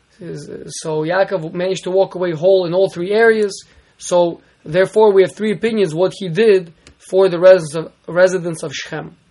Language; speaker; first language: English; native; English